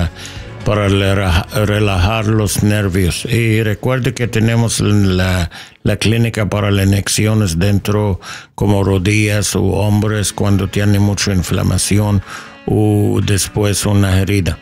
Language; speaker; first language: Spanish; non-native, learner; English